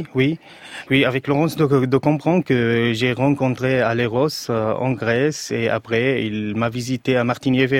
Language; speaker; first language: French; non-native, fluent; Arabic